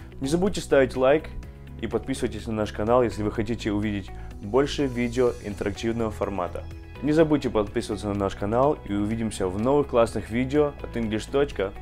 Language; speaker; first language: Russian; non-native, fluent; English